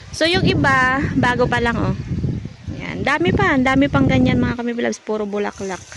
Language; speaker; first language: Filipino; non-native, local second language; Hiligaynon